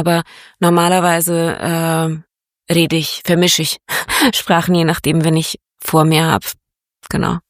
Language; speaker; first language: German; non-native, fluent; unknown